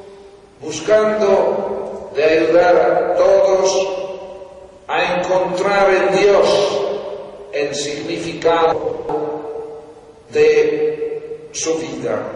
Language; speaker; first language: Spanish; non-native, fluent; Italian